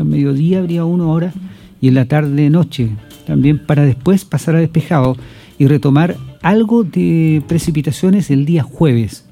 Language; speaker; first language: Spanish; native; Spanish